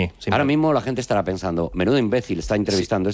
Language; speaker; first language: Spanish; native; Spanish